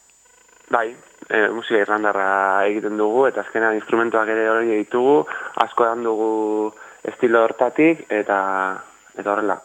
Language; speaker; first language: Basque; native; Basque